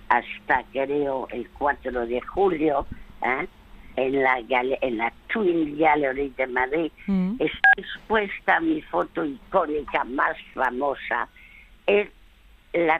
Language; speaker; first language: Spanish; early bilingual, other home language; French